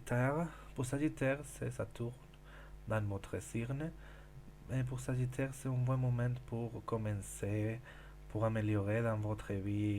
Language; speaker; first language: French; non-native, learner; Spanish